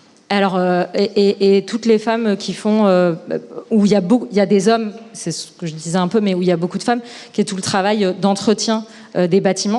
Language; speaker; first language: French; native; French